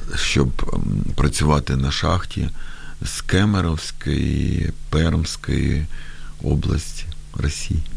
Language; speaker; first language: Ukrainian; non-native, local second language; Russian